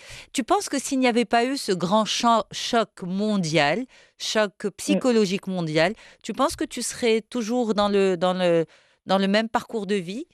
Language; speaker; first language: French; non-native, local second language; Arabic